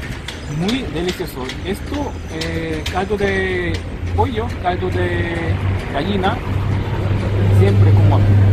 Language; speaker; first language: Spanish; non-native, learner; Korean